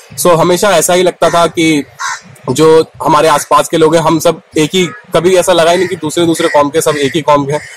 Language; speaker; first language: Hindi; non-native, local second language; Bangla